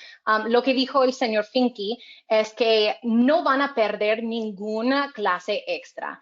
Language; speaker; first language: Spanish; non-native, fluent; English